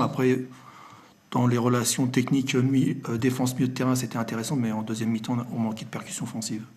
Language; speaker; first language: French; native; French